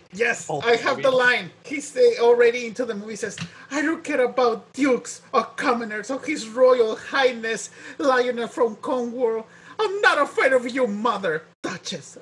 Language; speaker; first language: English; non-native, fluent; Spanish